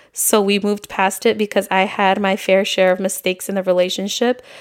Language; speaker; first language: English; early bilingual, other home language; Spanish